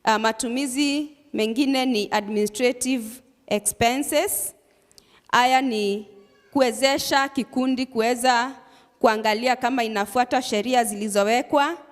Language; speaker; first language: Swahili; non-native, local second language; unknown